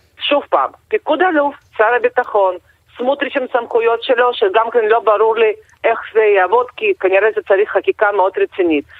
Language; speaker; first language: Hebrew; non-native, fluent; Russian